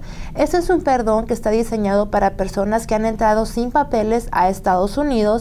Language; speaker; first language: Spanish; native; Spanish